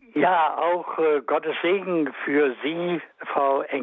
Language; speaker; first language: German; native; German